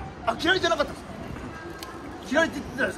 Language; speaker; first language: Japanese; native; Japanese